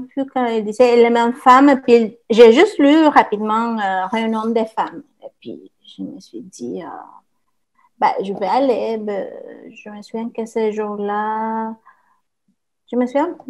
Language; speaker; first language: French; non-native, fluent; Spanish